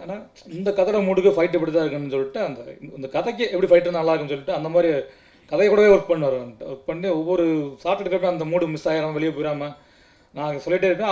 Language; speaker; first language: Tamil; native; Tamil